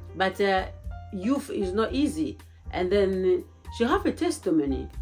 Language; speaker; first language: English; non-native, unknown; Lingala